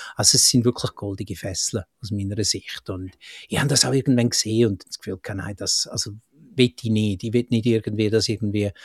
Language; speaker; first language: German; native; German